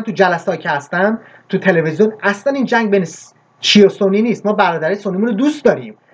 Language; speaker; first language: Persian; early bilingual, heritage; Persian